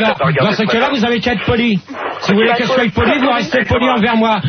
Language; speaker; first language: French; native; French